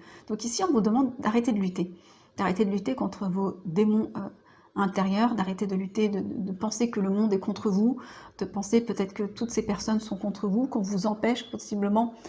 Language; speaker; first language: French; native; French